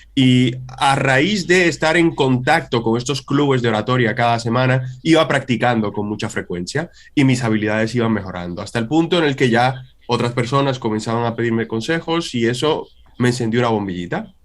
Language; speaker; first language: Spanish; native; Spanish